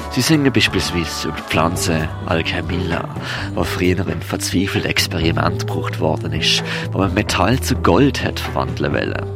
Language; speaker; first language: German; native; German